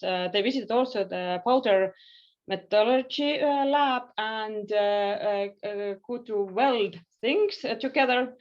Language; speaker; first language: English; non-native, fluent; Estonian